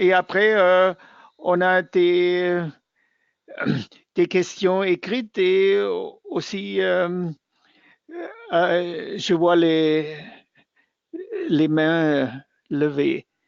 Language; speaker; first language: French; non-native, fluent; German